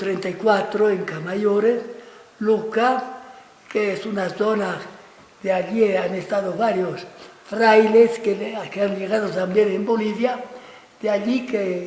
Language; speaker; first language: Spanish; non-native, fluent; Italian